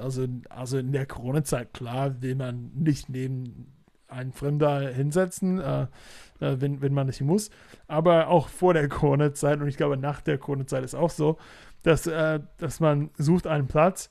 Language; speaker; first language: German; non-native, fluent; English